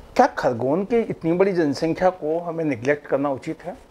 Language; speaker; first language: Hindi; native; Hindi